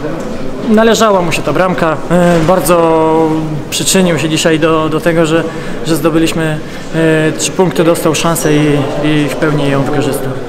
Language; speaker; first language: Polish; native; Polish